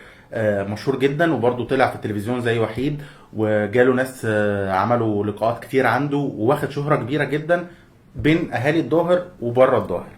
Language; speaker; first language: Arabic; native; Arabic